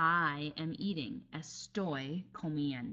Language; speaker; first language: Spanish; non-native, fluent; English